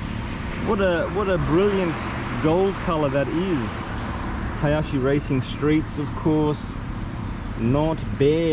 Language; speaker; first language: English; native; English